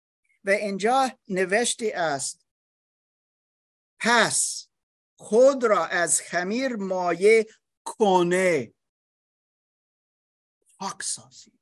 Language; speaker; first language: Persian; non-native, fluent; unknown